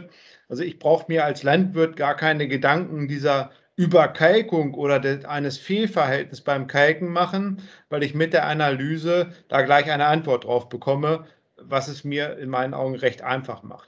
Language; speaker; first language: German; native; German